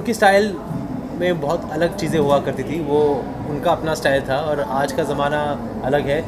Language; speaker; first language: Hindi; native; Hindi